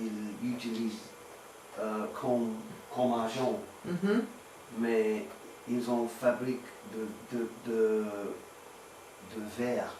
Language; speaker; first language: French; non-native, learner; Swedish